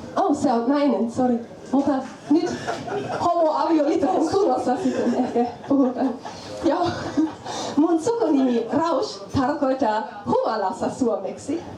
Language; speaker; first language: Finnish; non-native, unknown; German